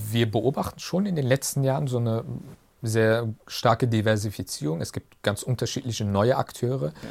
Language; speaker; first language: German; early bilingual, other home language; Turkish